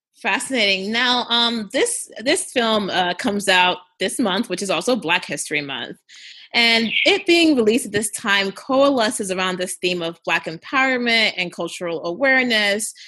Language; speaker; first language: English; early bilingual, other home language; Yoruba